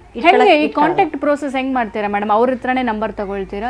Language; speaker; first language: Kannada; native; Kannada